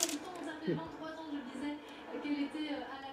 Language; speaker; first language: French; native; French